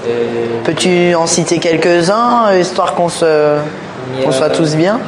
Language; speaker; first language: French; native; French